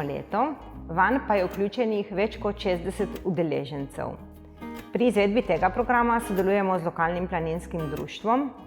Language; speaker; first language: Slovenian; native; Slovenian